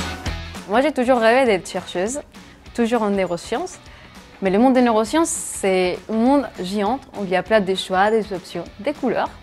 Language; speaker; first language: French; non-native, fluent; Spanish